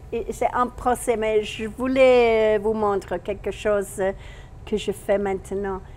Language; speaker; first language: French; non-native, fluent; English